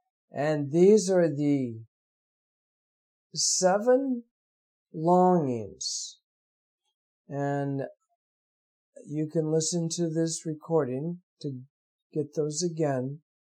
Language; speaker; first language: English; native; English